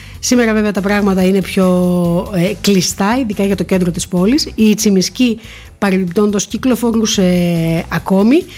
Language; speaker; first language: Greek; native; Greek